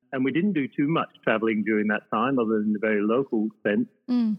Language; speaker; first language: English; native; English